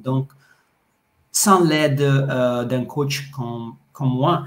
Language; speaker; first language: French; non-native, fluent; Italian